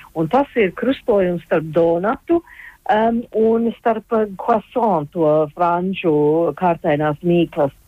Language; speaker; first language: Latvian; early bilingual, heritage; Latvian